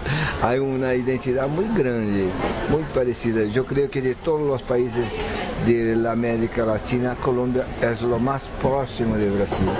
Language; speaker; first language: Spanish; non-native, fluent; Portuguese